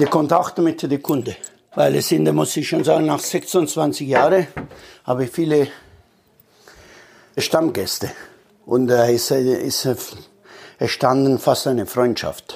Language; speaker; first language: German; non-native, learner; Italian